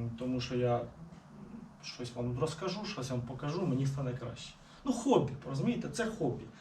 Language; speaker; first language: Ukrainian; non-native, local second language; Russian